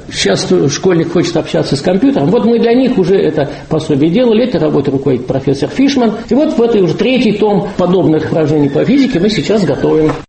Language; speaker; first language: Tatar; non-native, local second language; Russian